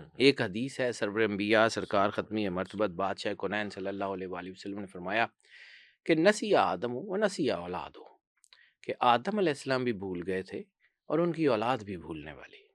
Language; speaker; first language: Urdu; non-native, local second language; Punjabi